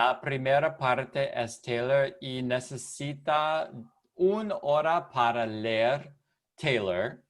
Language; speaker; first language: Spanish; non-native, learner; English